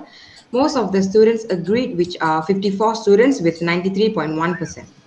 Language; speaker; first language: English; non-native, local second language; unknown